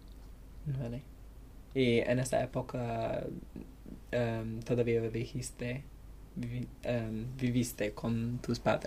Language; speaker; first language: Spanish; non-native, learner; English